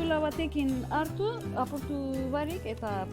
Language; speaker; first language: Basque; non-native, learner; Turkish